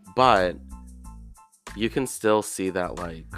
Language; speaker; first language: English; native; English